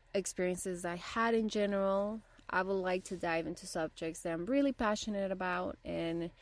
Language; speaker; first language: English; non-native, fluent; Spanish